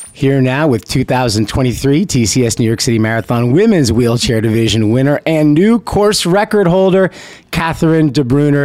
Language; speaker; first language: English; native; English